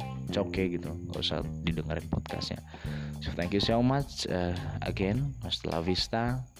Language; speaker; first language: English; non-native, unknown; Indonesian